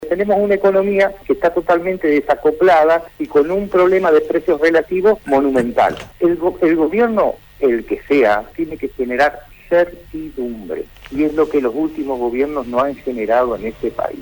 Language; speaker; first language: Spanish; native; Spanish